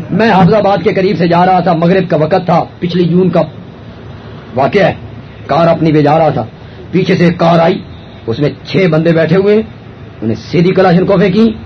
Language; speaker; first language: Urdu; non-native, local second language; Punjabi